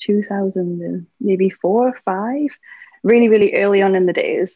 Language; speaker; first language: English; native; English